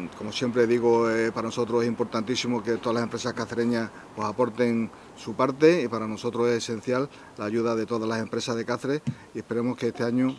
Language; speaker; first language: Spanish; native; Spanish